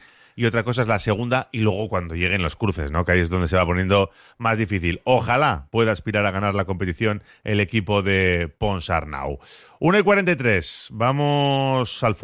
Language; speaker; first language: Spanish; native; Spanish